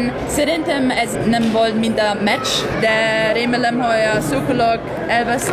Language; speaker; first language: Hungarian; non-native, learner; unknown